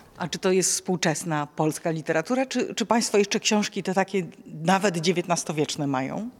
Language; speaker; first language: Polish; native; Polish